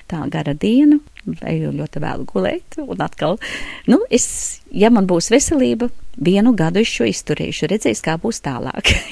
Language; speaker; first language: Latvian; non-native, local second language; Russian